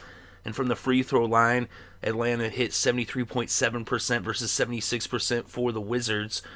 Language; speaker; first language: English; native; English